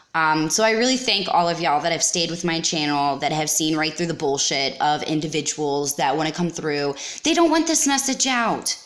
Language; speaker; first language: English; native; English